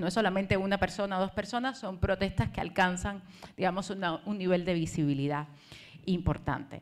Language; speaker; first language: Spanish; native; Spanish